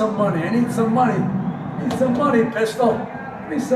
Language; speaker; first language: English; native; English